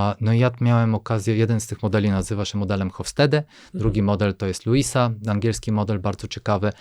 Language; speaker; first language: Polish; non-native, fluent; Bulgarian